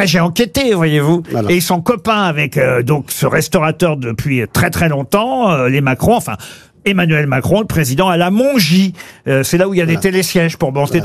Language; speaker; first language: French; native; French